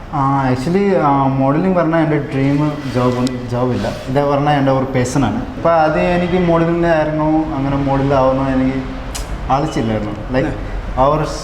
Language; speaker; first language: Malayalam; non-native, fluent; Nepali